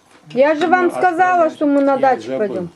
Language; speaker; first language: Russian; native; Russian